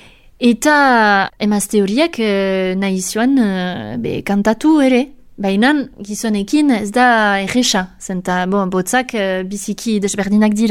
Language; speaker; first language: Basque; non-native, local second language; French